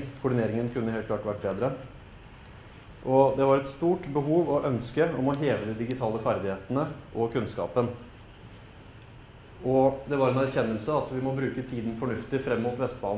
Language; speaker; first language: Norwegian; native; Norwegian